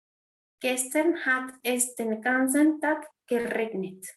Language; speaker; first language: German; non-native, fluent; Spanish